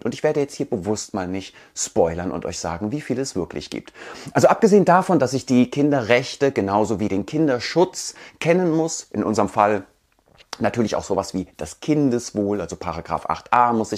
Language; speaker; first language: German; native; German